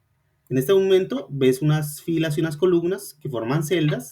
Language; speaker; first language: Spanish; native; Spanish